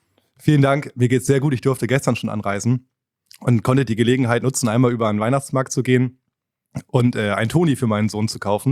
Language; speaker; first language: German; native; German